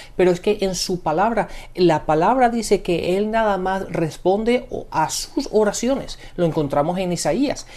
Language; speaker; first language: Spanish; early bilingual, heritage; Spanish